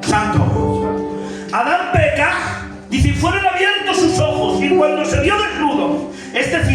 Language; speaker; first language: Spanish; native; Spanish